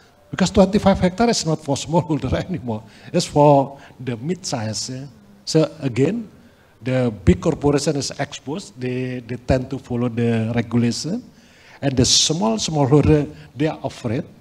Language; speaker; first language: English; non-native, fluent; Indonesian